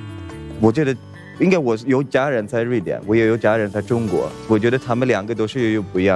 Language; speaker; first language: Chinese; non-native, fluent; Swedish